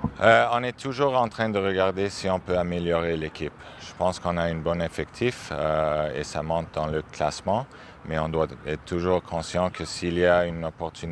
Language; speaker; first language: French; non-native, local second language; English